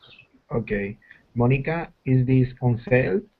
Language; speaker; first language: English; non-native, learner; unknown